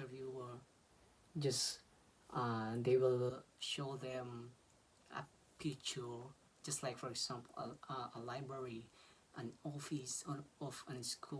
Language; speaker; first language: English; non-native, fluent; Filipino